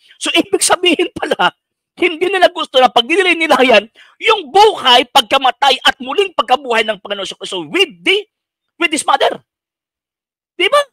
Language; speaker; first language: Filipino; non-native, local second language; Cebuano